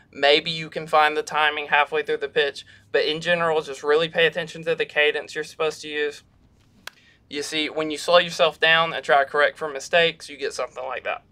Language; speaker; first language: English; native; English